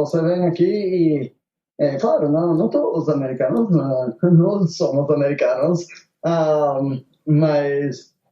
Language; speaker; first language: Portuguese; non-native, learner; Spanish